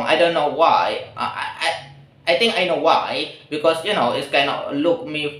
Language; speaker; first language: English; non-native, learner; Indonesian